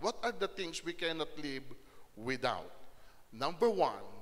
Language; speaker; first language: English; non-native, local second language; Filipino